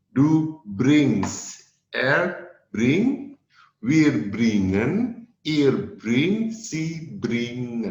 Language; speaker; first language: German; non-native, fluent; Indonesian